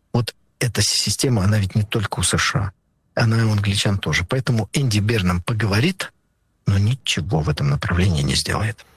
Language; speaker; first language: Russian; native; Russian